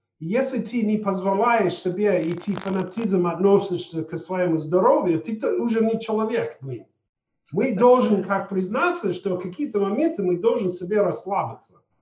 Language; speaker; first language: Russian; non-native, fluent; English